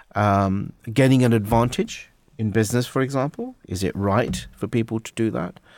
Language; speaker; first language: English; native; English